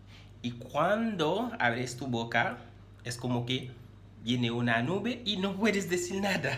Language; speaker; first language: Spanish; non-native, fluent; Haitian Creole